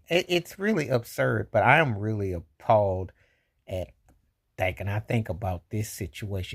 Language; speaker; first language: English; native; English